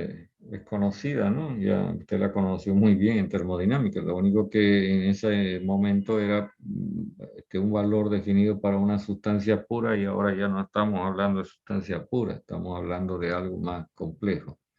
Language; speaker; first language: Spanish; native; Spanish